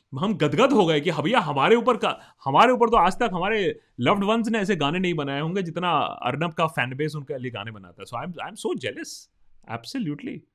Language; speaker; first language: Hindi; non-native, local second language; Bangla